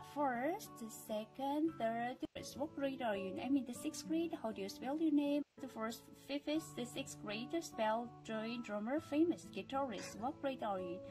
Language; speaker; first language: English; non-native, fluent; Korean